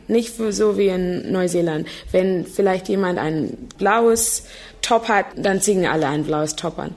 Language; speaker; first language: German; non-native, fluent; English